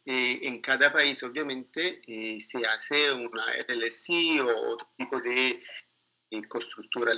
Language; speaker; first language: Spanish; non-native, learner; Italian